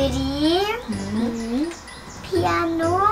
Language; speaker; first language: Korean; early bilingual, other home language; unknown